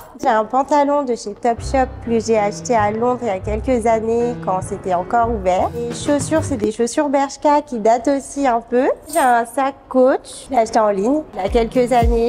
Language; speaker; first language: French; native; French